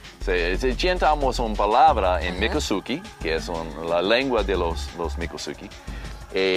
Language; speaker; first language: Spanish; non-native, learner; English